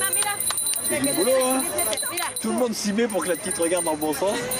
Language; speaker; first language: French; native; French